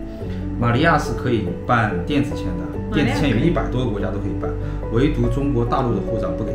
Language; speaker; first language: Chinese; native; Chinese